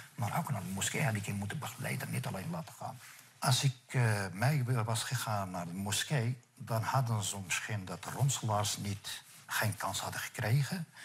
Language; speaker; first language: Dutch; non-native, fluent; Arabic